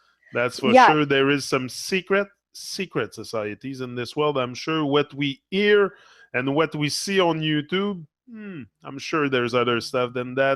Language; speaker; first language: English; non-native, fluent; French